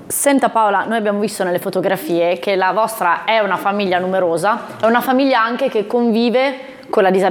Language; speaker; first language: Italian; native; Italian